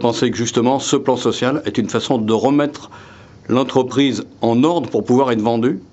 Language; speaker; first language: French; native; French